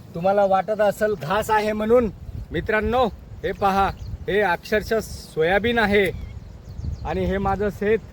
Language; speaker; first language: Marathi; non-native, local second language; Lambadi